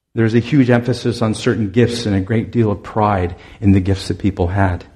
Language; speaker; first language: English; native; English